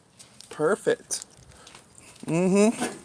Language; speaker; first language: English; native; English